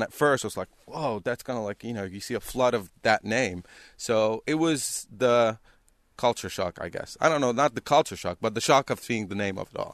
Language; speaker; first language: English; non-native, fluent; Arabic